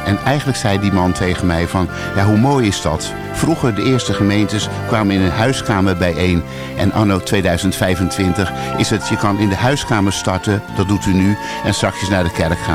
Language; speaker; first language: Dutch; native; Dutch